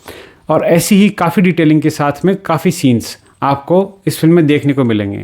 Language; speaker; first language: Hindi; native; Hindi